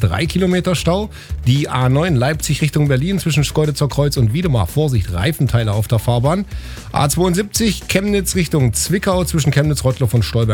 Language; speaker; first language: German; native; German